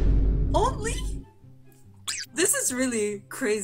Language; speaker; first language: English; non-native, fluent; German